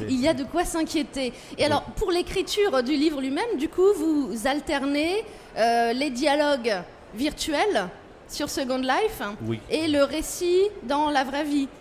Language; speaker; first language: French; native; French